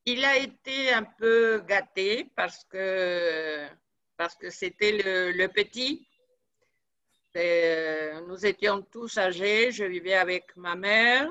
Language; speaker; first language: French; non-native, fluent; Spanish